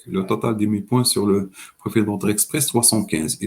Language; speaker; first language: French; non-native, local second language; Arabic